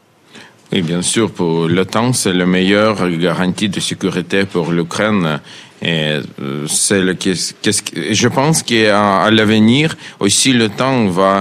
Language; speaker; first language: French; non-native, learner; Ukrainian